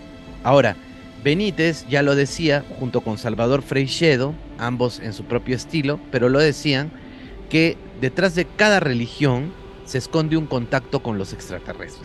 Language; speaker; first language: Spanish; native; Spanish